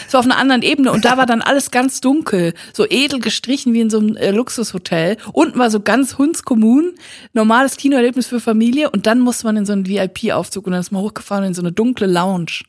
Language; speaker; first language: German; native; German